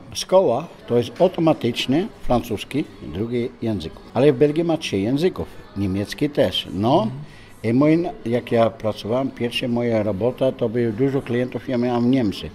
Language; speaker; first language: Polish; non-native, learner; Dutch